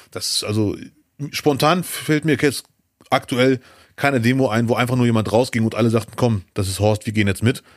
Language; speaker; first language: German; early bilingual, other home language; Arabic